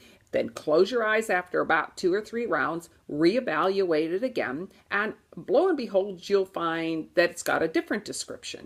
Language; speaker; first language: English; native; English